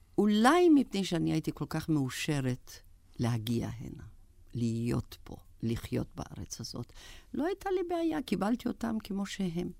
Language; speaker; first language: Hebrew; non-native, fluent; German